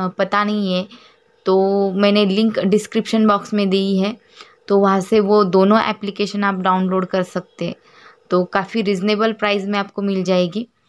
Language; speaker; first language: Hindi; non-native, local second language; Marathi